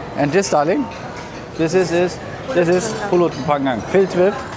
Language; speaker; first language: English; non-native, learner; Turkish